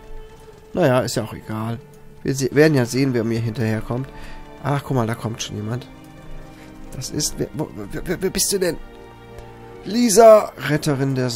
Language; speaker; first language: German; native; German